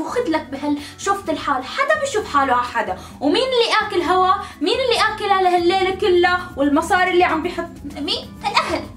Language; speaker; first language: Arabic; native; Arabic